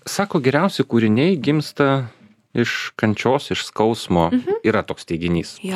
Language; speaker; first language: Lithuanian; native; Lithuanian